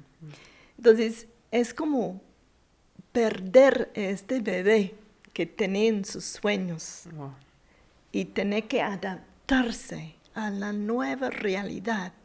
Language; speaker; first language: Spanish; non-native, fluent; English